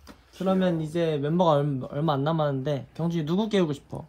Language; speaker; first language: Korean; native; Korean